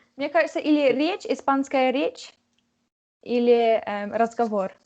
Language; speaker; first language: Russian; early bilingual, heritage; Russian